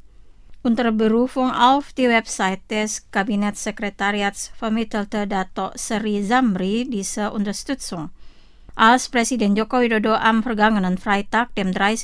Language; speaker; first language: German; non-native, fluent; Indonesian